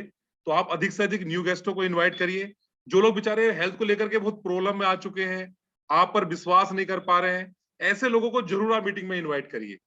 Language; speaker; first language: Hindi; native; Hindi